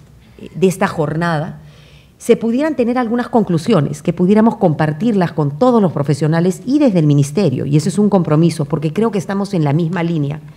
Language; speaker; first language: Spanish; native; Spanish